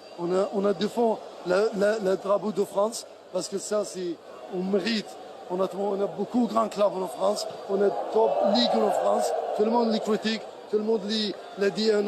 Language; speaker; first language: French; non-native, learner; Arabic